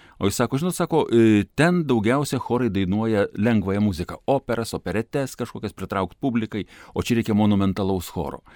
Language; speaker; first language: Lithuanian; native; Lithuanian